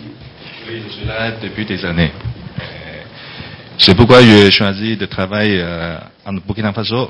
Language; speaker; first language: French; non-native, fluent; Chinese